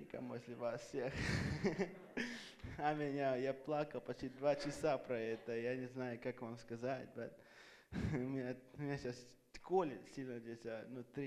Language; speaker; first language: Russian; early bilingual, heritage; Russian